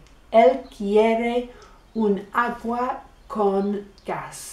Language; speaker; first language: Spanish; non-native, fluent; English